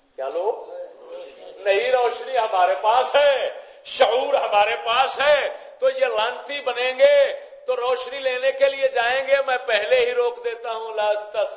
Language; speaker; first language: Urdu; non-native, local second language; Punjabi